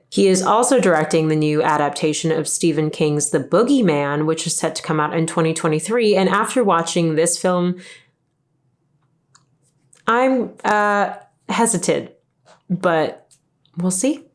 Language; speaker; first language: English; native; English